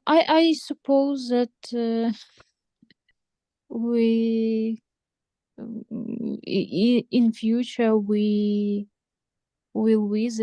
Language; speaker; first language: English; non-native, learner; Ukrainian